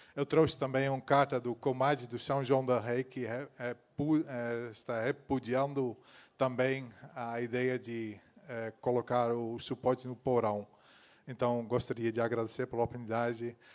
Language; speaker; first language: Portuguese; non-native, fluent; Dutch